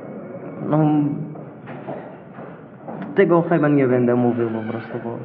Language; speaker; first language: Polish; non-native, learner; Arabic